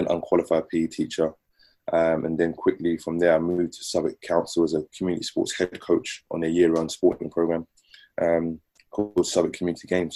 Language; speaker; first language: English; native; English